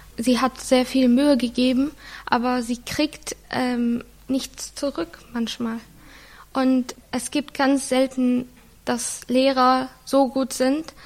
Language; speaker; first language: German; non-native, fluent; Arabic